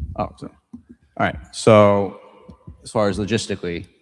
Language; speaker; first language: English; native; English